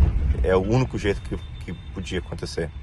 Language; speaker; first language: Portuguese; non-native, fluent; Spanish